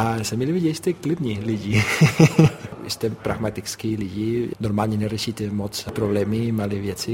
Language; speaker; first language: Czech; non-native, fluent; Spanish